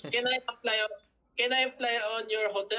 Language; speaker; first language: English; non-native, learner; Filipino